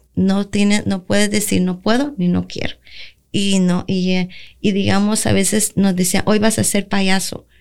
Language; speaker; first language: Spanish; native; Spanish